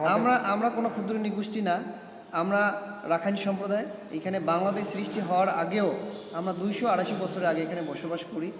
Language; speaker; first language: Bangla; non-native, local second language; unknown